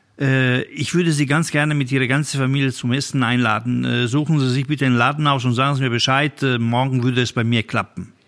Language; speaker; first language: German; non-native, fluent; Italian